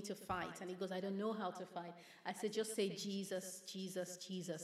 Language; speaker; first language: English; non-native, local second language; Yoruba